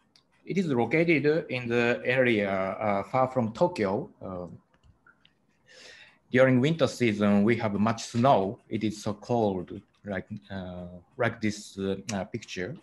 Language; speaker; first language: English; non-native, learner; Japanese